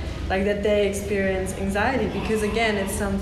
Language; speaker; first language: English; non-native, fluent; German